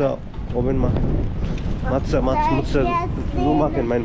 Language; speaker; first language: German; non-native, learner; Hindi